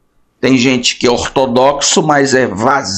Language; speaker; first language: Portuguese; native; Portuguese